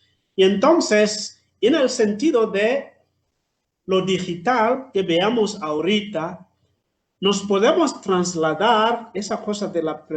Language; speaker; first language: Spanish; non-native, fluent; Southern Sotho